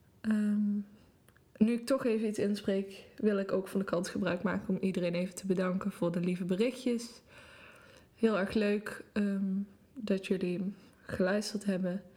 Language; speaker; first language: Dutch; native; Dutch